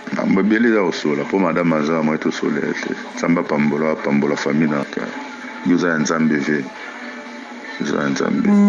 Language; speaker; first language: Lingala; non-native, local second language; Luba-Lulua